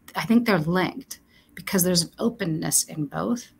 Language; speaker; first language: English; early bilingual, other home language; Romanian